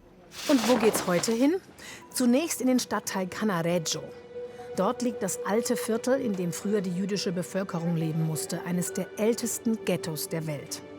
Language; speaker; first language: German; native; German